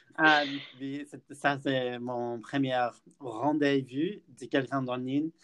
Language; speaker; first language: French; non-native, fluent; English